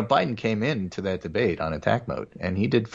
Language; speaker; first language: English; native; English